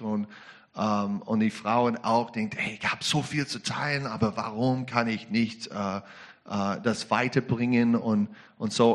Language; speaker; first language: German; non-native, learner; English